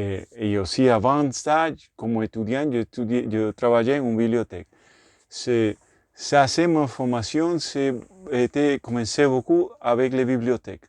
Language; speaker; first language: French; non-native, learner; Spanish